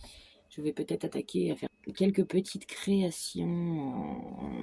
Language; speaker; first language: French; native; French